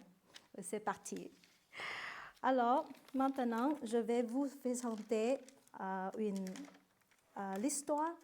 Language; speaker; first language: French; non-native, learner; Vietnamese